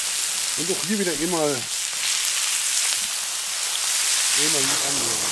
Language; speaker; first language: German; native; German